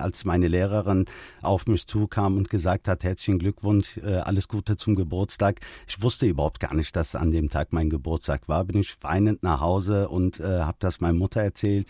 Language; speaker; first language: German; early bilingual, other home language; Turkish